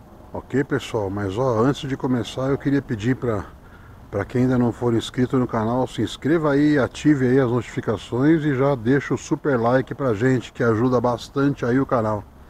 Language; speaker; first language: Portuguese; native; Portuguese